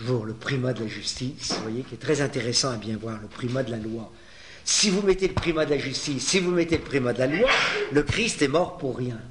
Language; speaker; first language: French; native; French